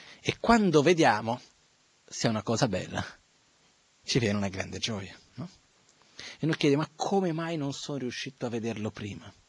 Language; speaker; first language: Italian; non-native, fluent; Portuguese